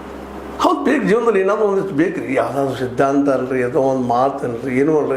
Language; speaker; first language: Kannada; native; Kannada